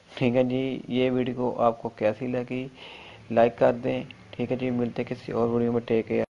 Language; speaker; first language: Urdu; non-native, local second language; Punjabi